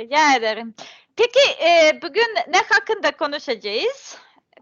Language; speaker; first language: Turkish; non-native, learner; Serbian